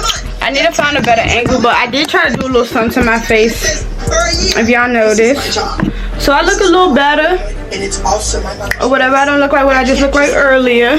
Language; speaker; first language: English; native; English